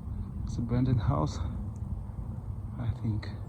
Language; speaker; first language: English; non-native, learner; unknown